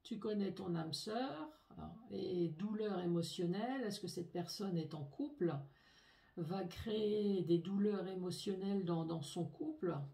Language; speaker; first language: French; native; French